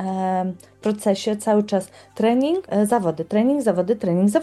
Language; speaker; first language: Polish; native; Polish